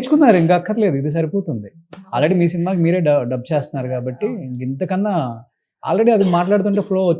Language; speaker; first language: Telugu; native; Telugu